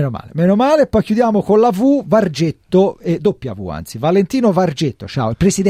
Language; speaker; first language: Italian; native; Italian